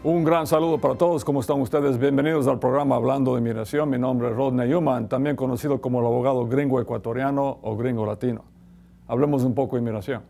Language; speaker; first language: Spanish; non-native, fluent; English